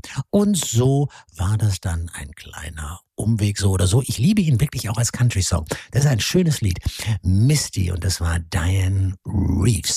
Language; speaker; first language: German; native; German